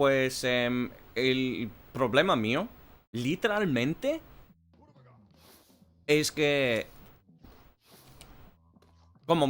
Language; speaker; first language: Spanish; non-native, learner; English